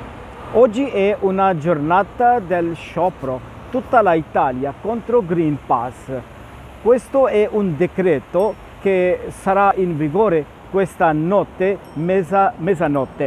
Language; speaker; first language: Italian; non-native, fluent; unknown